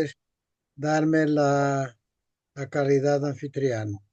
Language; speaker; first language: Spanish; non-native, fluent; Portuguese